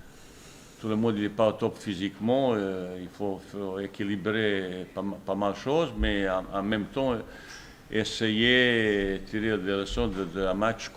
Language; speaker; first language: French; non-native, fluent; Bosnian